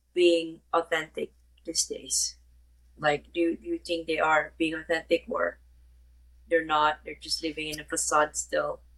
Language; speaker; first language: English; non-native, local second language; Malay